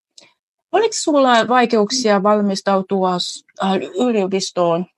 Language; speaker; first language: Finnish; non-native, fluent; Vietnamese